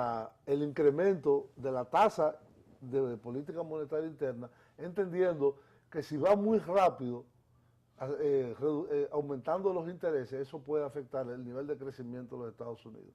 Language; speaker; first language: Spanish; native; Spanish